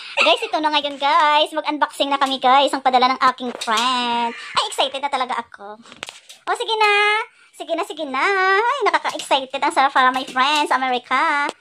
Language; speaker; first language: Filipino; non-native, local second language; Hiligaynon